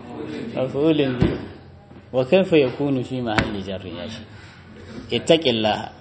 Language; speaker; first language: Arabic; non-native, fluent; Hausa